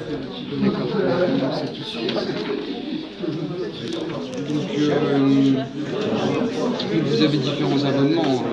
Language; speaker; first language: French; native; French